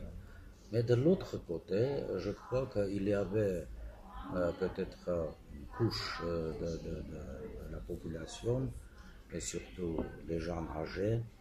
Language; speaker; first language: French; non-native, fluent; Armenian